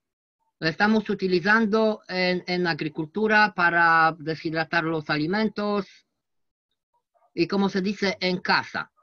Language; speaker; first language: Spanish; non-native, learner; French